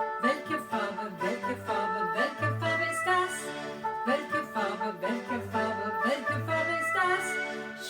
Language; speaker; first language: German; non-native, fluent; English